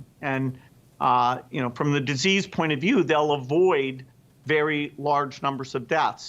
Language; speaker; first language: English; native; English